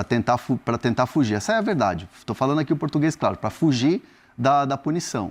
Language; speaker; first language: Portuguese; native; Portuguese